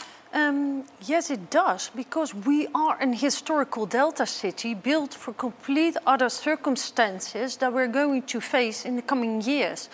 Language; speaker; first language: English; non-native, fluent; Dutch